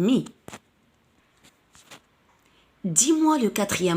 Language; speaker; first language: French; non-native, local second language; Arabic